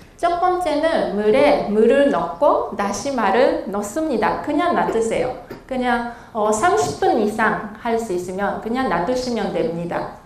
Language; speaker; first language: Korean; non-native, fluent; Japanese